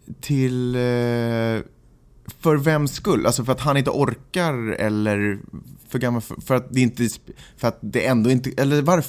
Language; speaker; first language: Swedish; native; Swedish